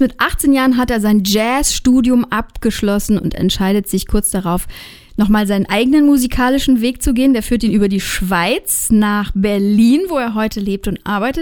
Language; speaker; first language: German; native; German